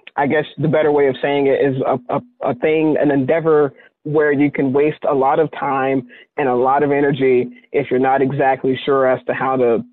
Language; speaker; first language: English; native; English